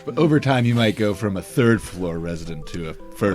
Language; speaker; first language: English; native; English